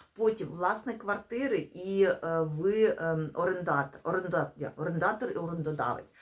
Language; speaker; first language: Ukrainian; non-native, local second language; Russian